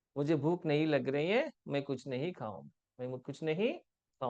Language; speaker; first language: Hindi; non-native, local second language; Telugu